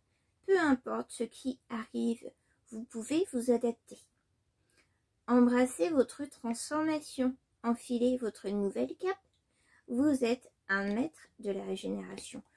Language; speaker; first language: French; native; French